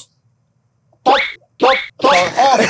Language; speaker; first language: English; non-native, learner; Indonesian